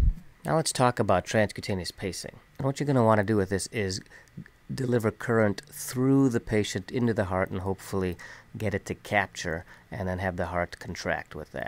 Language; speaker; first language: English; native; English